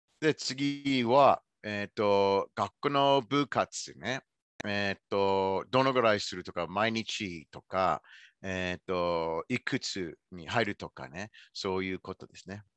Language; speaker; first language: Japanese; non-native, fluent; English